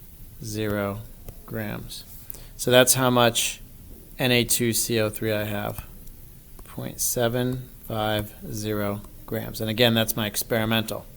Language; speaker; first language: English; native; English